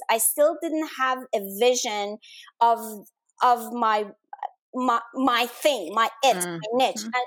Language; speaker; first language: English; non-native, fluent; Danish